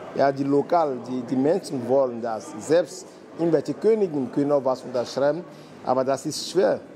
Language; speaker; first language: German; non-native, fluent; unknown